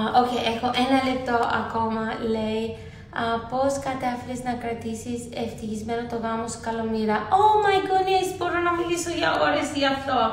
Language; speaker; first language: Greek; early bilingual, heritage; Greek